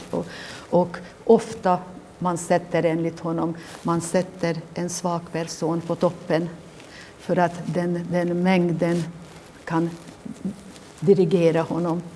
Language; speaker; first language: Swedish; non-native, fluent; Hungarian